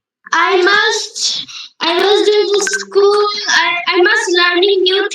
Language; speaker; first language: English; non-native, learner; Bangla